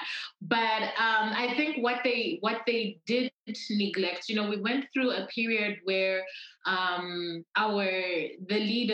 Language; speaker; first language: English; non-native, local second language; Bemba